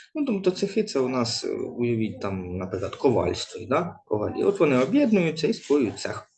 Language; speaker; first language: Ukrainian; native; Ukrainian